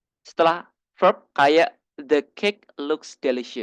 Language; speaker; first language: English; non-native, learner; Indonesian